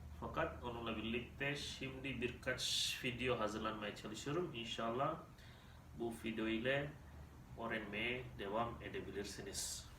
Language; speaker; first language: Turkish; non-native, learner; Indonesian